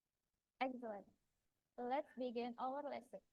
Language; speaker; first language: English; non-native, fluent; Indonesian